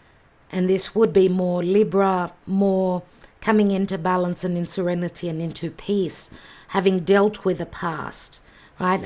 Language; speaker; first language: English; native; English